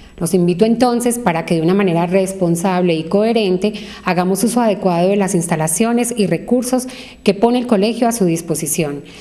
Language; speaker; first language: Spanish; native; Spanish